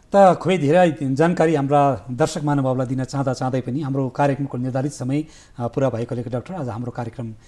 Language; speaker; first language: Nepali; native; Nepali